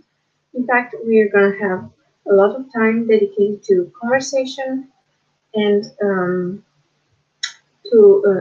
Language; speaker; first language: English; non-native, fluent; Italian